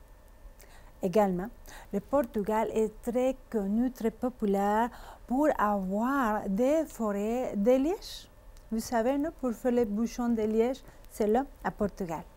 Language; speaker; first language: French; non-native, fluent; Spanish